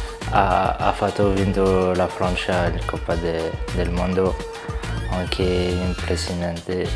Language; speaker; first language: Italian; non-native, learner; French